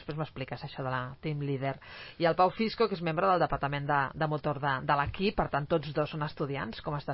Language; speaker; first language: Catalan; native; Catalan